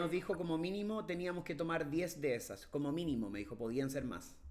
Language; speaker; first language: Spanish; native; Spanish